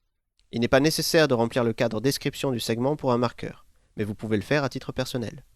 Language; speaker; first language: French; native; French